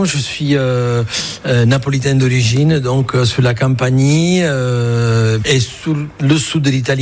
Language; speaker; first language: French; non-native, fluent; Italian